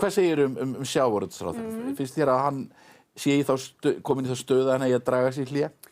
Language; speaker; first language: Icelandic; native; Icelandic